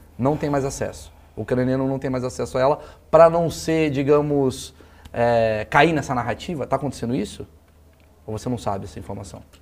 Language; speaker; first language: Portuguese; native; Portuguese